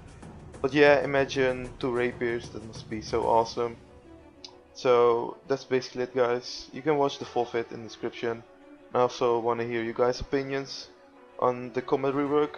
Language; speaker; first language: English; non-native, fluent; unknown